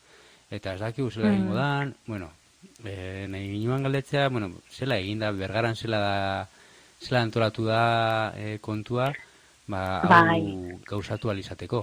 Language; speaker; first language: Basque; native; Basque